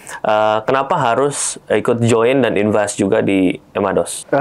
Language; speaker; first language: Indonesian; native; Indonesian